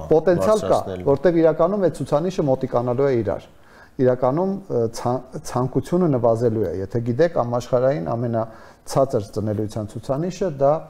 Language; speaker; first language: Armenian; native; Armenian